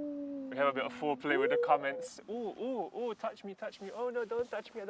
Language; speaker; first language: English; early bilingual, other home language; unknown